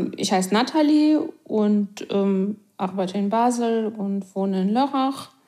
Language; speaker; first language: German; non-native, fluent; Russian